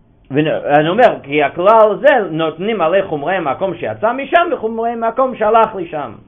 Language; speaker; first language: Hebrew; non-native, fluent; English